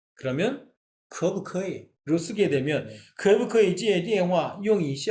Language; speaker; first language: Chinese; non-native, fluent; Korean